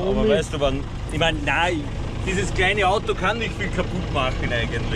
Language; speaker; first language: German; native; German